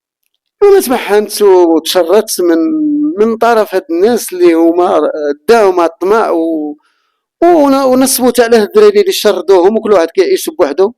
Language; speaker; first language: Arabic; native; Arabic